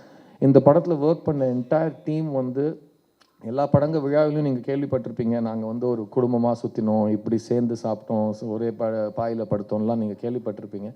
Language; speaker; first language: Tamil; native; Tamil